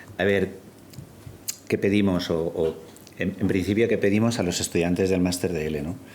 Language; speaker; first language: Spanish; native; Spanish